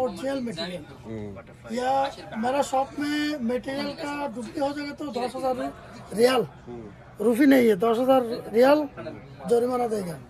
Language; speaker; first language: Hindi; non-native, learner; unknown